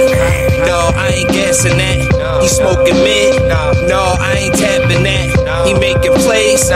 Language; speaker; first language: English; native; English